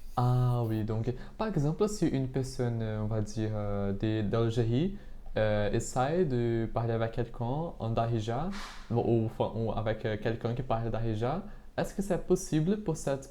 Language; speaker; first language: French; non-native, fluent; Portuguese